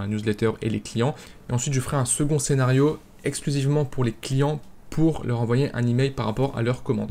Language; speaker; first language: French; native; French